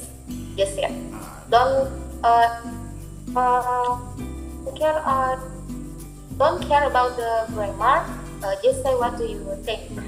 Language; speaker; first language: English; non-native, learner; Indonesian